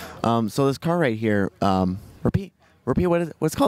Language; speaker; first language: English; native; English